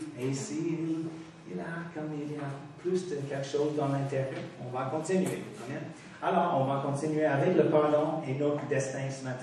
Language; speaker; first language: French; non-native, fluent; English